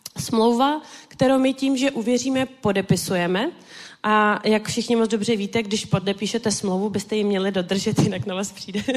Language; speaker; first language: Czech; native; Czech